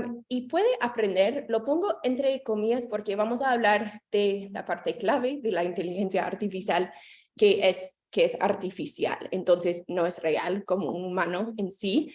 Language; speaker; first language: Spanish; non-native, fluent; English